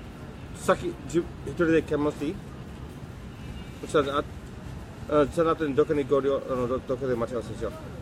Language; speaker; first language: Japanese; non-native, fluent; English